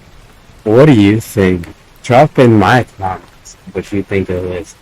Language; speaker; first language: English; native; English